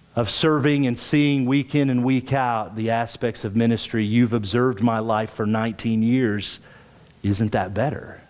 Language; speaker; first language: English; native; English